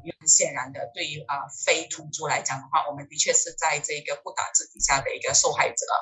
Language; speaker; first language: Chinese; native; Chinese